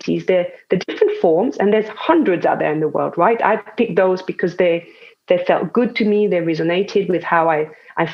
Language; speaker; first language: English; non-native, fluent; French